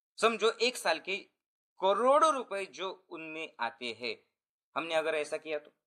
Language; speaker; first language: Hindi; non-native, local second language; Marathi